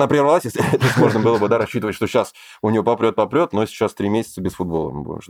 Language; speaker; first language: Russian; native; Russian